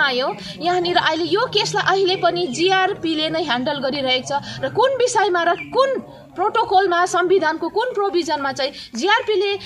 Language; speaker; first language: Nepali; native; Nepali